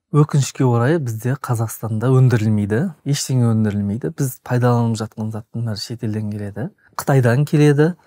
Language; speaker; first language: Kazakh; native; Kazakh